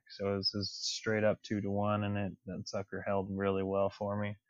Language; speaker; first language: English; native; English